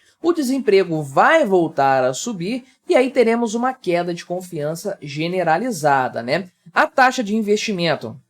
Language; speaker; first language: Portuguese; native; Portuguese